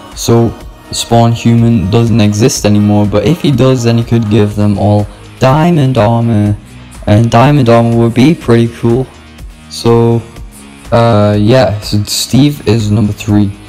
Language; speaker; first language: English; native; English